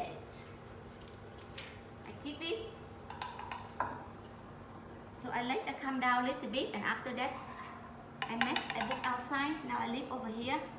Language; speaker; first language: English; non-native, learner; Vietnamese